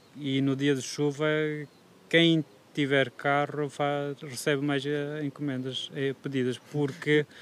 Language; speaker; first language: Portuguese; non-native, fluent; Turkish